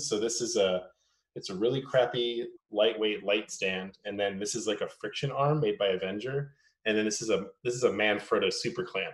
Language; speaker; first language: English; native; English